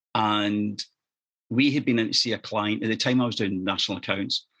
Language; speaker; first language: English; native; English